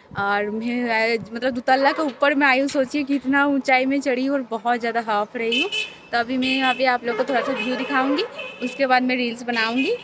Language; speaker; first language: Hindi; non-native, local second language; Bangla